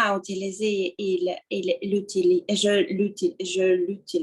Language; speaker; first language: French; non-native, learner; Russian